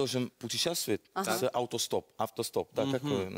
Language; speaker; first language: Russian; non-native, learner; Italian